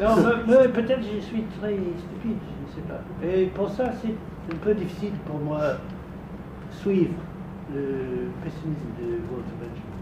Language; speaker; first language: French; non-native, fluent; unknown